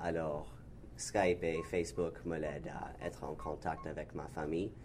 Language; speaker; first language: French; non-native, learner; English